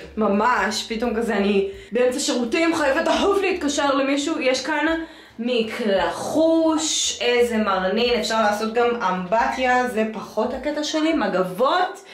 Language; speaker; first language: Hebrew; native; Hebrew